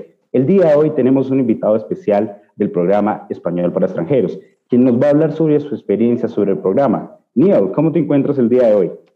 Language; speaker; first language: Spanish; native; Spanish